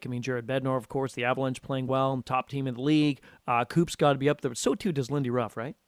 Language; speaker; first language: English; native; English